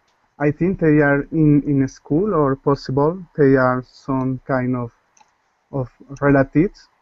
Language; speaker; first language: English; non-native, learner; Spanish